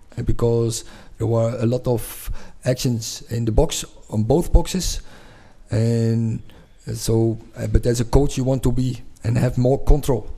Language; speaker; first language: English; non-native, fluent; Dutch